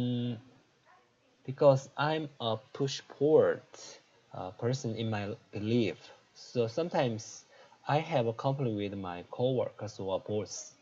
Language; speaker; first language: English; non-native, learner; Korean